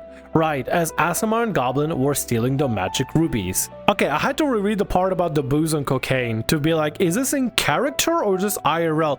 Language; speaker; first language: English; native; English